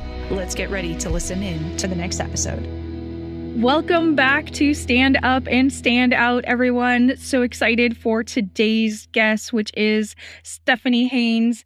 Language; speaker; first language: English; native; English